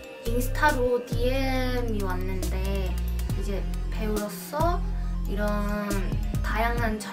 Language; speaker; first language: Korean; non-native, fluent; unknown